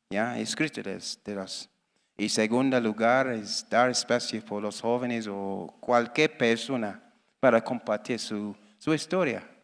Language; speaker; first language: Spanish; non-native, learner; English